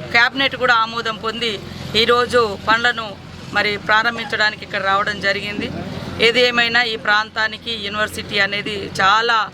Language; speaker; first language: Telugu; native; Telugu